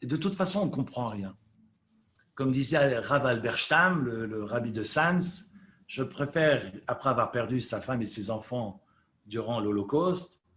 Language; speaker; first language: French; native; French